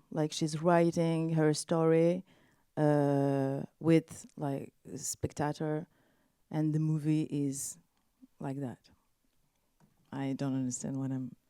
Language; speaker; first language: English; non-native, learner; French